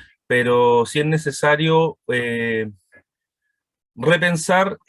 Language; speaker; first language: Spanish; native; Spanish